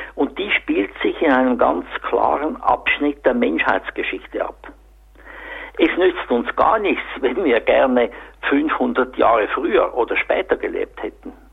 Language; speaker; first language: German; native; German